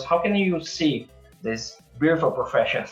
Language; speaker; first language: English; non-native, learner; Portuguese